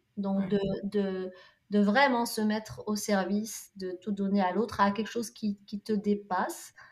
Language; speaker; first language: French; non-native, local second language; Arabic